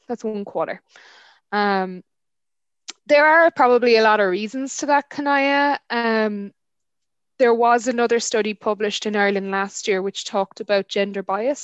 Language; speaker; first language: English; native; English